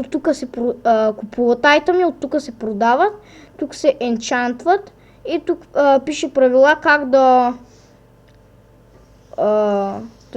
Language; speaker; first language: Bulgarian; native; Bulgarian